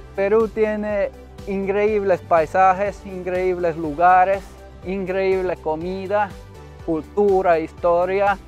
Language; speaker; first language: Spanish; non-native, fluent; Finnish